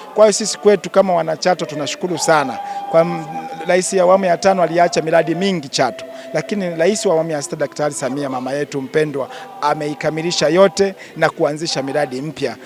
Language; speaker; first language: Swahili; native; Swahili